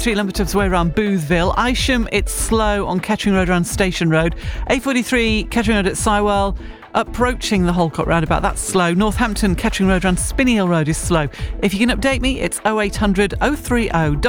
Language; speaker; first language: English; native; English